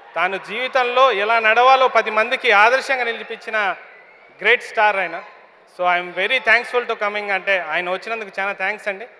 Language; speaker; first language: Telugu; native; Telugu